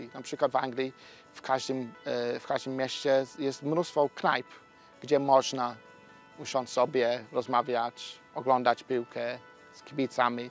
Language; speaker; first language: Polish; non-native, fluent; English